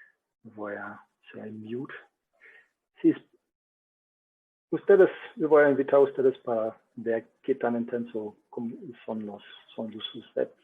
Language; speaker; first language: Spanish; non-native, learner; German